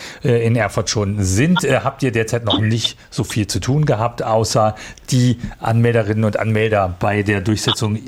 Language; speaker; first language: German; native; German